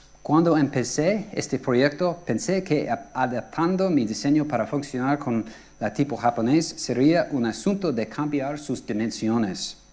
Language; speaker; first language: Spanish; non-native, fluent; English